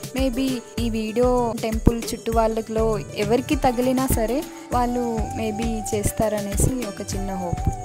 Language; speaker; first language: Telugu; non-native, local second language; Lambadi